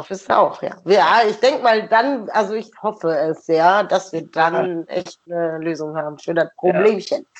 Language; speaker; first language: German; native; German